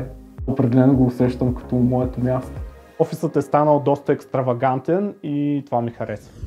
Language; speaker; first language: Bulgarian; native; Bulgarian